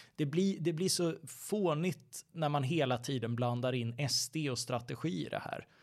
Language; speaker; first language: Swedish; native; Swedish